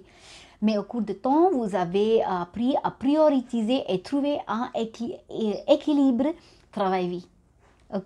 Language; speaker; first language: French; non-native, fluent; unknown